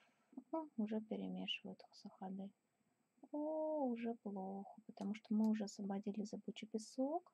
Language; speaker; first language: Russian; native; Russian